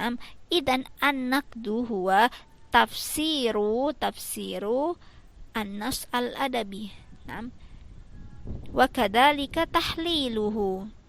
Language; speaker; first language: Arabic; non-native, fluent; Indonesian